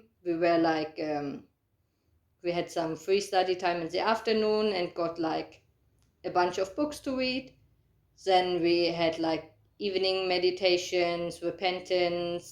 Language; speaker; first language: English; non-native, fluent; German